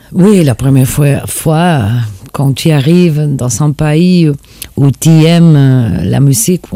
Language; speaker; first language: French; non-native, fluent; Spanish